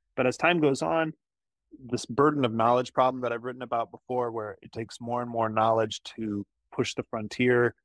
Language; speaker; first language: English; native; English